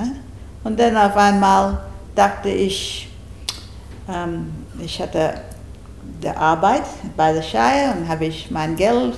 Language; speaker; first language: German; non-native, learner; English